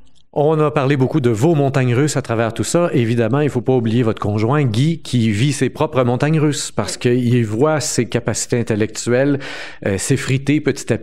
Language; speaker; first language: French; native; French